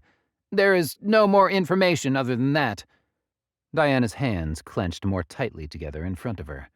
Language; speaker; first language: English; native; English